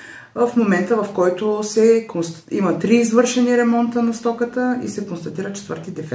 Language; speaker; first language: Bulgarian; native; Bulgarian